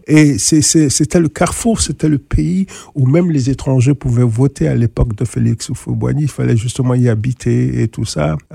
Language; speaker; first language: French; non-native, local second language; Wolof